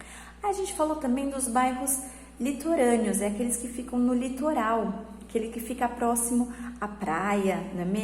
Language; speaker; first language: Portuguese; native; Portuguese